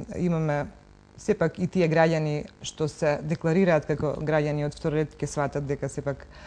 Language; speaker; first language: Macedonian; native; Macedonian